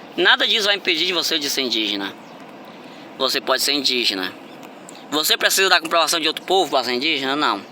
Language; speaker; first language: Portuguese; native; Portuguese